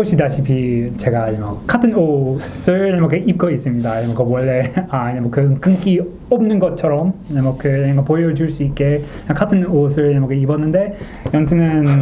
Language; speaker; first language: Korean; non-native, learner; English